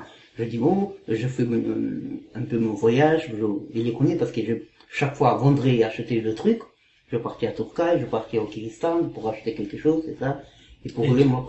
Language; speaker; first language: French; non-native, learner; Kazakh